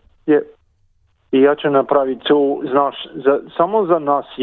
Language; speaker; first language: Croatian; early bilingual, heritage; English